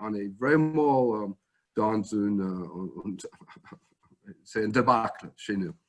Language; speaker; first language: French; non-native, fluent; English